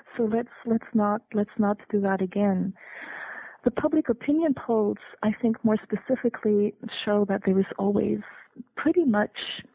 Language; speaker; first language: English; non-native, fluent; German